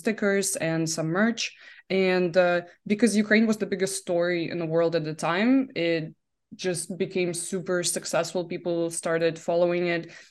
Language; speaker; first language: English; non-native, fluent; Russian